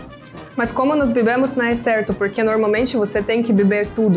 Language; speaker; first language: Portuguese; non-native, fluent; Russian